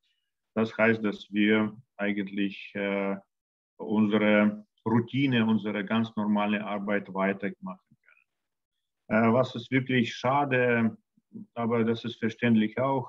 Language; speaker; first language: German; non-native, learner; Russian